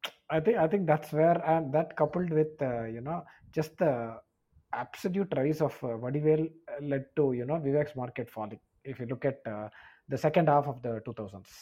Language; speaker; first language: English; non-native, local second language; Tamil